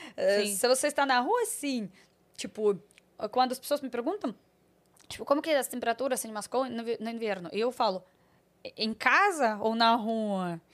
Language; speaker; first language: Portuguese; non-native, fluent; Russian